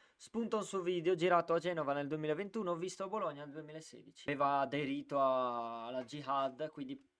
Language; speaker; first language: Italian; native; Italian